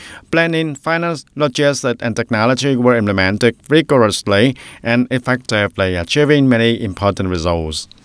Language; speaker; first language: English; non-native, fluent; Vietnamese